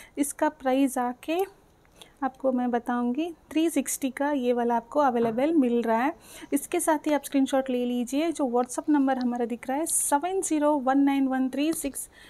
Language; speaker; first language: Hindi; non-native, local second language; Telugu